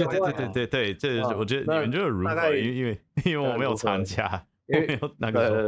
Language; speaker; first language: Chinese; non-native, fluent; English